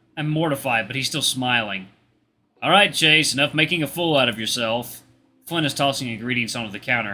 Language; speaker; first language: English; native; English